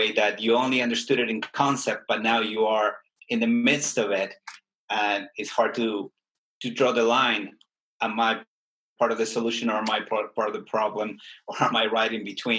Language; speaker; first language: English; non-native, fluent; Spanish